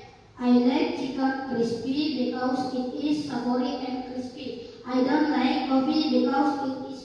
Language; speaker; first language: English; non-native, learner; Indonesian